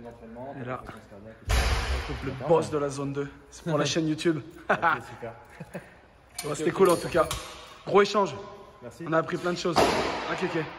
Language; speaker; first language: French; native; French